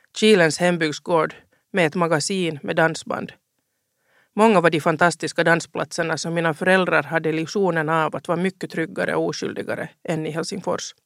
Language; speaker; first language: Swedish; native; Swedish